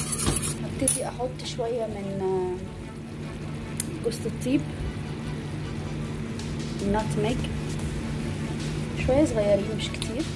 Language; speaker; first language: Arabic; native; Arabic